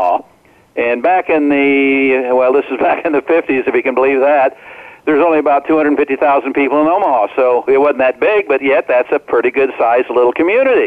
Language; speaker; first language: English; native; English